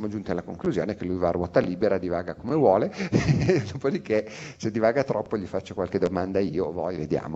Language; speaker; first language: Italian; native; Italian